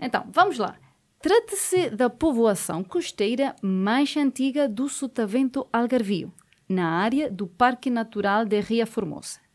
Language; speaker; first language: Portuguese; native; Portuguese